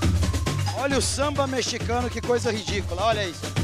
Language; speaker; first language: Portuguese; native; Portuguese